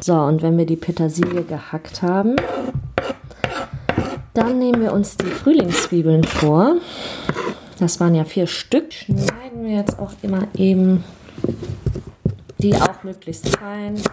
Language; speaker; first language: German; early bilingual, other home language; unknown